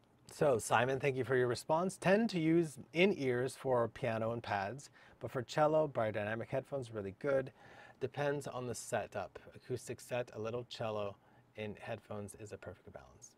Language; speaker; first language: English; native; English